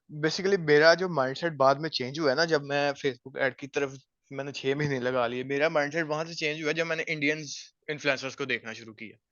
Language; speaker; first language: Urdu; non-native, local second language; Punjabi